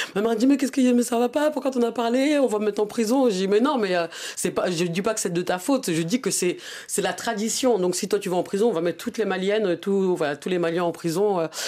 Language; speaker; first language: French; early bilingual, other home language; Bambara